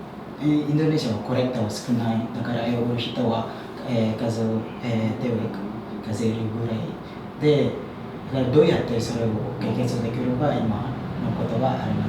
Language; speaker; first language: Japanese; non-native, fluent; Indonesian